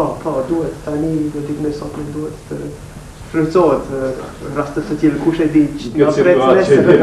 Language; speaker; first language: Albanian; non-native, fluent; English